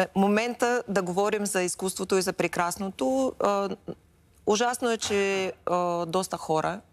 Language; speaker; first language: Bulgarian; non-native, fluent; Russian